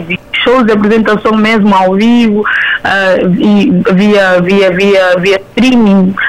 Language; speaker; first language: Portuguese; non-native, local second language; Kabuverdianu